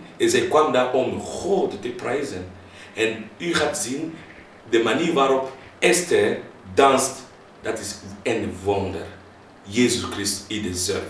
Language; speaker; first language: Dutch; non-native, fluent; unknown